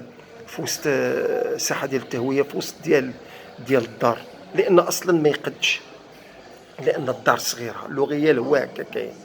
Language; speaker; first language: Arabic; native; Arabic